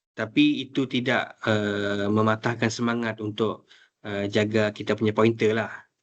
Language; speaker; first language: Malay; native; Malay